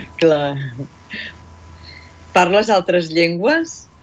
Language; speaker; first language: Catalan; native; Catalan